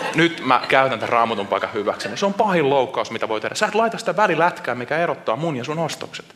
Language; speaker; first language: Finnish; native; Finnish